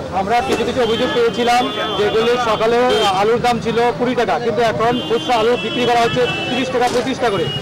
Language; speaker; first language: Bangla; native; Bangla